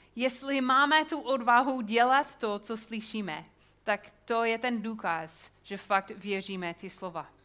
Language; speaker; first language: Czech; non-native, fluent; English